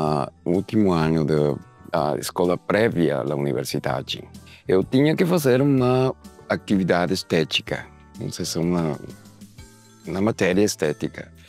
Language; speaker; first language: Portuguese; non-native, learner; Spanish